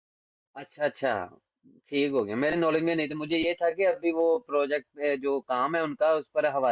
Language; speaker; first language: Hindi; non-native, local second language; Punjabi